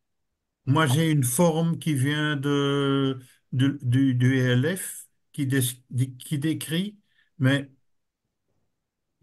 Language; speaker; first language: French; native; French